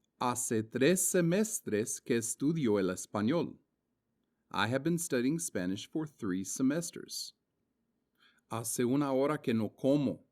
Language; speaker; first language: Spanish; non-native, fluent; English